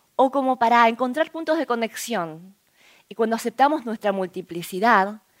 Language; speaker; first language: Spanish; early bilingual, other home language; Korean